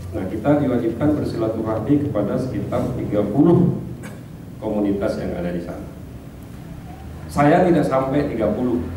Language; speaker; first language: Indonesian; non-native, local second language; Madurese